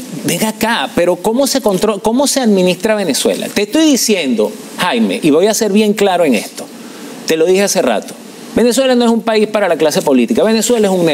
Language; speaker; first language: Spanish; native; Spanish